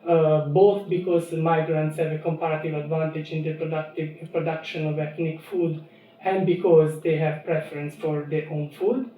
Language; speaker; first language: English; non-native, fluent; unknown